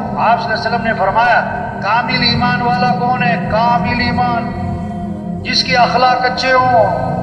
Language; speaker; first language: Urdu; non-native, local second language; Pashto